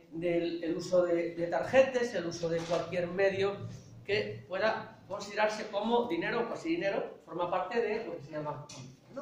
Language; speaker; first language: Spanish; native; Spanish